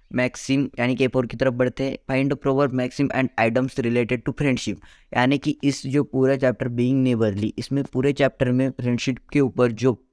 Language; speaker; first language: Hindi; non-native, local second language; Marathi